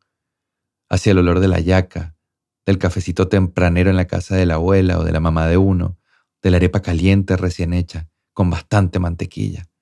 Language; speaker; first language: Spanish; native; Spanish